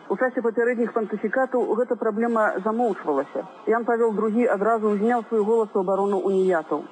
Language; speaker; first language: Belarusian; native; Belarusian